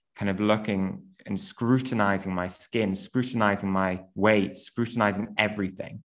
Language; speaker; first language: English; native; English